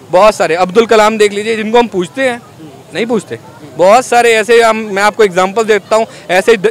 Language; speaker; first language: Hindi; native; Hindi